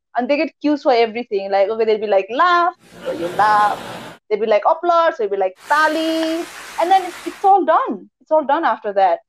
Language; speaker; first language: English; non-native, local second language; Nepali